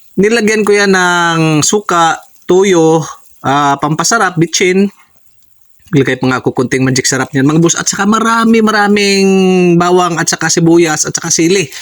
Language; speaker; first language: Filipino; non-native, local second language; Cebuano